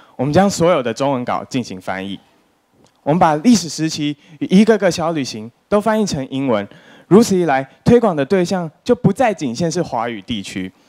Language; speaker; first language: Chinese; native; Chinese